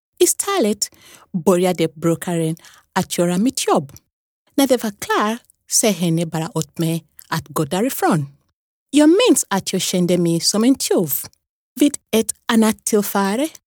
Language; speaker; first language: Swedish; non-native, fluent; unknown